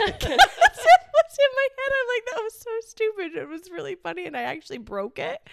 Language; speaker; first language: English; native; English